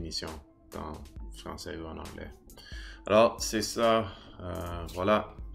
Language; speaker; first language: French; non-native, learner; English